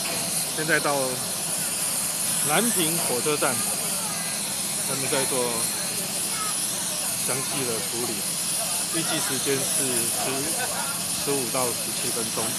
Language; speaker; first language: Chinese; native; Chinese